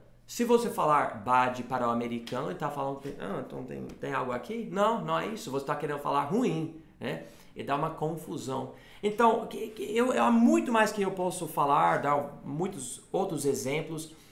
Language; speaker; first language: Portuguese; non-native, fluent; English